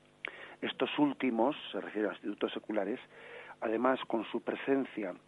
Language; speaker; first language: Spanish; native; Spanish